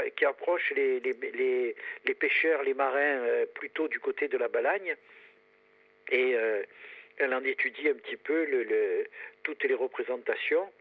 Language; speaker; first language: French; native; French